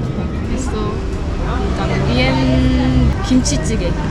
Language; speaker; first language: Spanish; non-native, learner; Korean